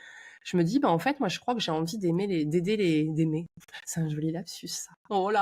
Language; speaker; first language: French; native; French